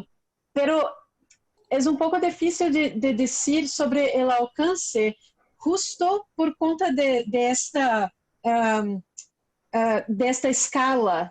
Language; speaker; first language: Spanish; non-native, learner; Portuguese